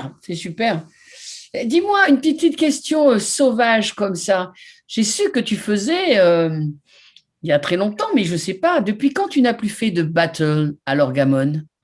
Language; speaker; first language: French; native; French